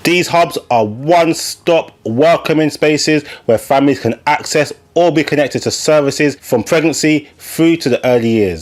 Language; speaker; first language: English; native; English